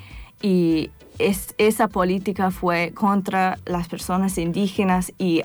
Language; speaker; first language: Spanish; non-native, fluent; English